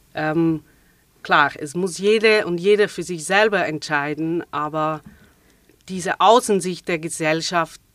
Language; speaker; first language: German; native; German